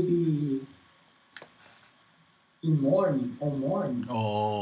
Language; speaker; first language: English; non-native, learner; Portuguese